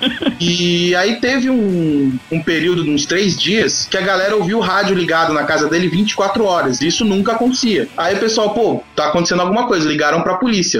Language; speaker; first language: Portuguese; native; Portuguese